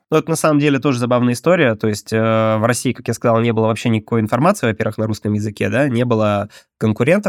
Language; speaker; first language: Russian; native; Russian